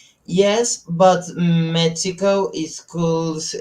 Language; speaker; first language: English; non-native, learner; Spanish